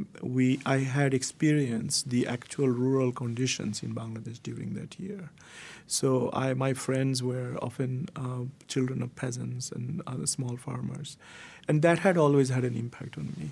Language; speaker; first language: English; non-native, local second language; Bangla